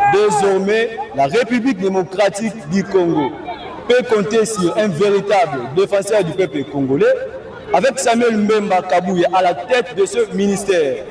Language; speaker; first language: French; non-native, local second language; Lingala